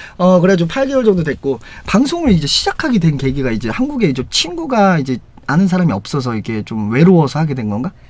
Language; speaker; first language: Korean; native; Korean